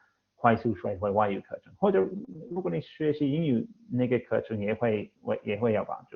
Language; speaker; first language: Chinese; non-native, fluent; English